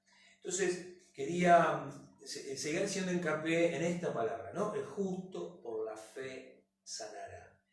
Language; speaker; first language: Spanish; native; Spanish